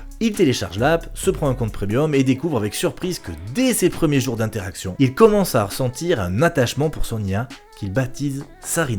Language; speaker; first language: French; native; French